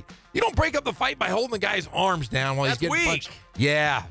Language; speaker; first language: English; native; English